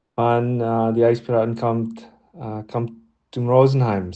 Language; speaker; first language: German; non-native, learner; English